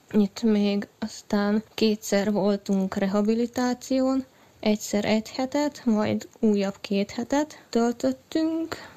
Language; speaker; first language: Hungarian; native; Hungarian